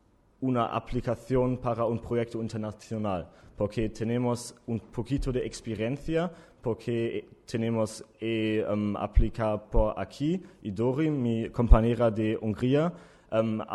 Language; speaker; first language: Spanish; non-native, learner; German